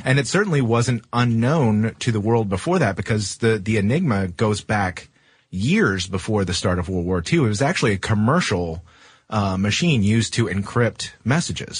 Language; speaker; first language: English; native; English